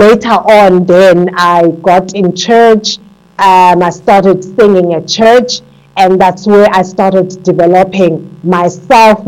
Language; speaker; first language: English; non-native, local second language; Xhosa